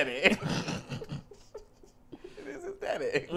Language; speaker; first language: English; native; English